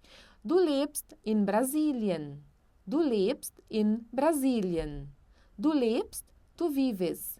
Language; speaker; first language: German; non-native, fluent; Portuguese